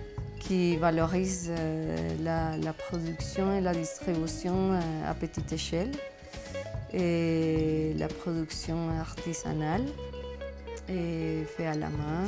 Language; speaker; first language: French; non-native, fluent; Spanish